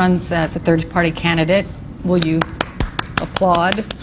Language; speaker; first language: English; native; English